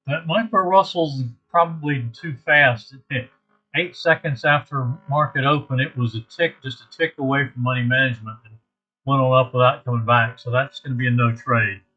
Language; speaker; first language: English; native; English